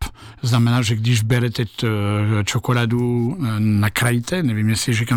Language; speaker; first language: Czech; non-native, learner; French